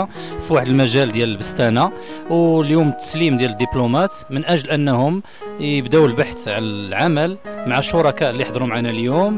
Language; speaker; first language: Arabic; native; Arabic